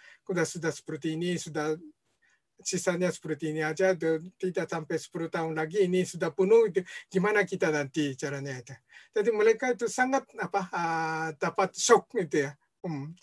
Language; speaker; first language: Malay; non-native, fluent; Japanese